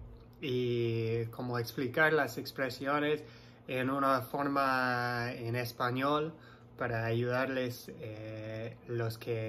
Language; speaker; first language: Spanish; non-native, fluent; English